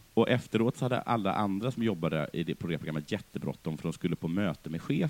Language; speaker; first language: Swedish; native; Swedish